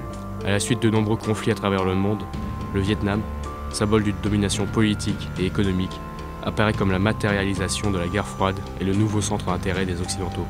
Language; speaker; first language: French; native; French